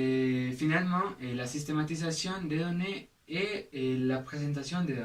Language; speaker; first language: French; non-native, learner; Spanish